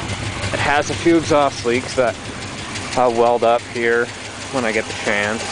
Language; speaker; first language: English; native; English